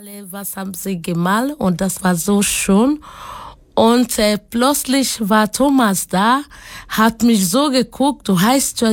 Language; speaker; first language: German; non-native, fluent; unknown